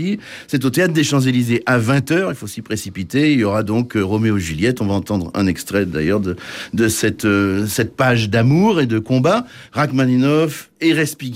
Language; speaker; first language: French; native; French